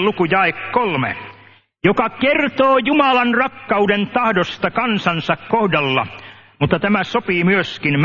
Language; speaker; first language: Finnish; native; Finnish